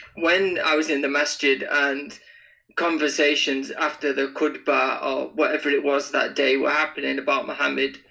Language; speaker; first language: English; native; English